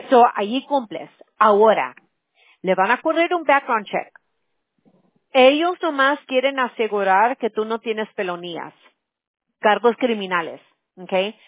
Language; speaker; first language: Spanish; early bilingual, heritage; Spanish